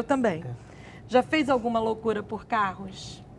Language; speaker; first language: Portuguese; native; Portuguese